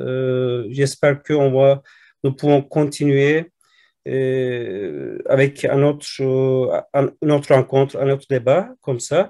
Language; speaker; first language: French; non-native, fluent; Turkish